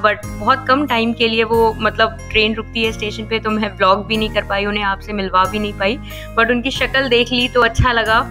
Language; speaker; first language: Hindi; native; Hindi